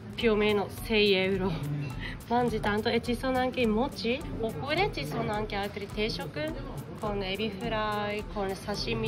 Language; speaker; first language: Italian; non-native, fluent; Japanese